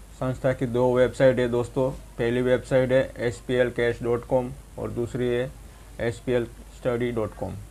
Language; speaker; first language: Hindi; non-native, local second language; Gujarati